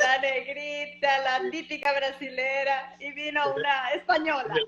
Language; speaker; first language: Spanish; non-native, fluent; Portuguese